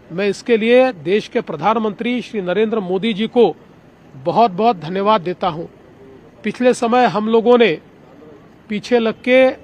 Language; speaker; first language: Hindi; non-native, local second language; Marathi